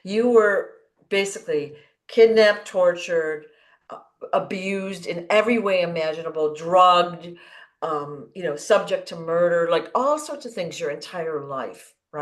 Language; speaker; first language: English; native; English